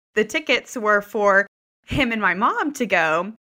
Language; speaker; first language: English; native; English